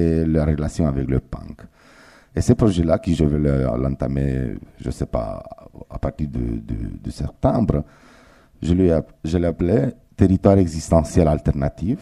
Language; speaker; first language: French; non-native, fluent; Romanian